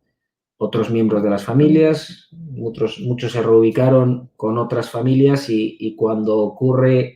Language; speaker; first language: Spanish; native; Spanish